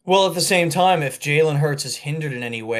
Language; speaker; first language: English; native; English